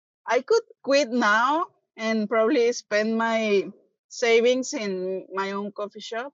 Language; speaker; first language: English; non-native, fluent; Spanish